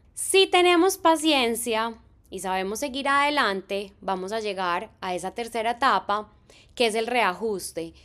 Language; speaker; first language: Spanish; native; Spanish